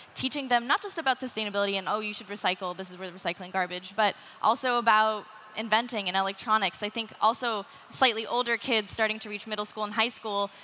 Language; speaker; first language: English; native; English